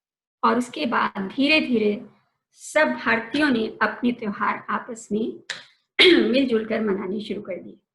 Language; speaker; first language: Hindi; native; Hindi